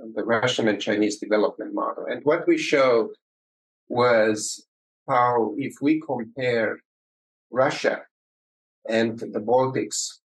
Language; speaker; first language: English; early bilingual, other home language; Romanian